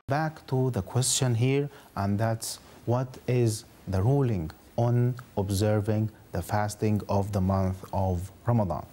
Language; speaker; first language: English; non-native, fluent; Arabic